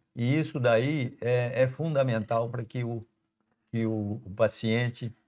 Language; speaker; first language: Portuguese; native; Portuguese